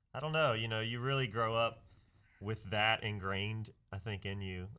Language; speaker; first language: English; native; English